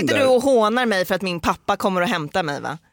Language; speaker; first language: Swedish; native; Swedish